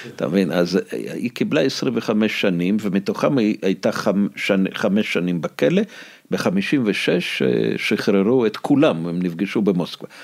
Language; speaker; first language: Hebrew; non-native, fluent; Russian